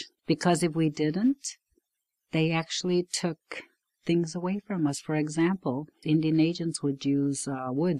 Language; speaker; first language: English; non-native, fluent; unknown